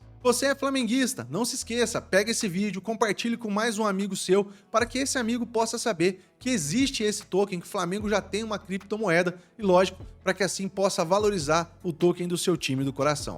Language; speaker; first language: Portuguese; native; Portuguese